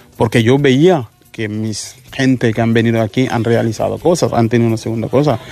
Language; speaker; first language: Spanish; non-native, fluent; Mandingo